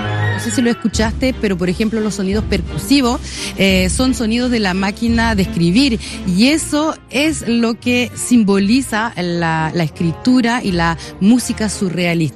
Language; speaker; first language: Spanish; native; Spanish